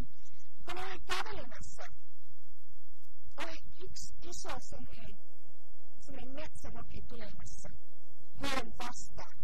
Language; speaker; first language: Finnish; early bilingual, heritage; Finnish